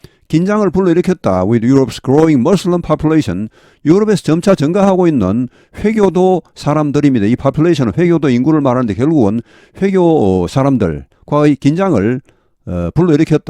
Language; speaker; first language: Korean; native; Korean